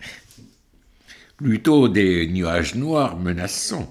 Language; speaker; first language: French; native; French